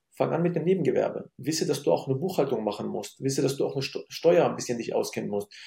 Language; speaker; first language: German; early bilingual, other home language; Arabic